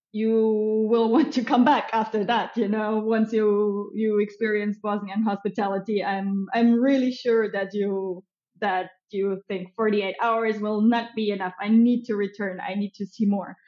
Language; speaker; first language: English; non-native, fluent; German